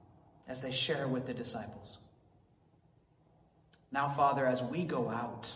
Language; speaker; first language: English; native; English